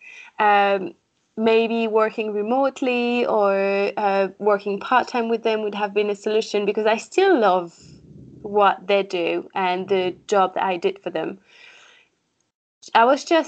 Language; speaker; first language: English; non-native, fluent; French